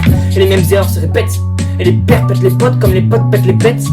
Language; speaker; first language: French; native; French